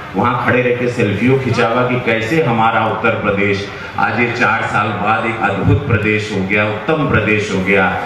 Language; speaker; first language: Hindi; native; Hindi